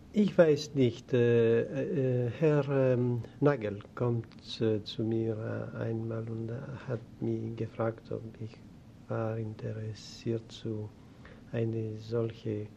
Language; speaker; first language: German; non-native, learner; Greek